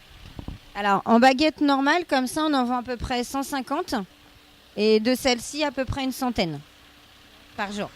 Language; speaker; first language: French; native; French